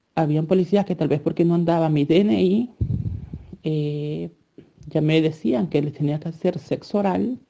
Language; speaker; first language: Spanish; native; Spanish